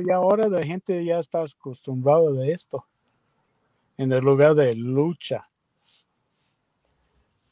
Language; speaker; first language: Spanish; non-native, learner; English